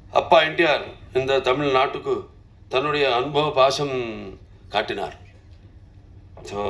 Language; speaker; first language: Tamil; non-native, local second language; Telugu